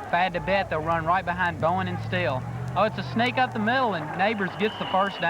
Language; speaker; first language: English; native; English